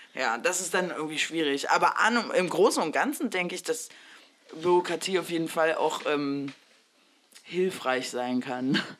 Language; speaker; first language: German; early bilingual, other home language; Spanish